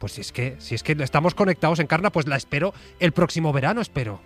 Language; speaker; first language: Spanish; native; Spanish